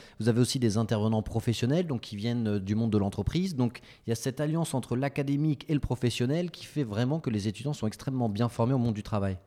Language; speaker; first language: French; native; French